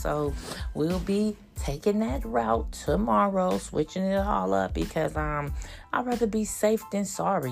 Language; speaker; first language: English; native; English